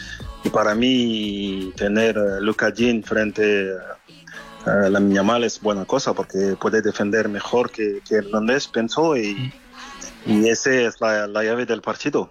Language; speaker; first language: Spanish; non-native, learner; French